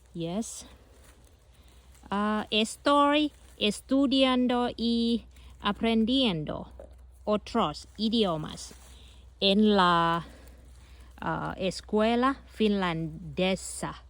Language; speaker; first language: Spanish; non-native, learner; Thai